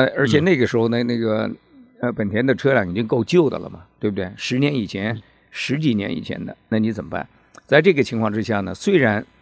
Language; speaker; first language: Chinese; native; Chinese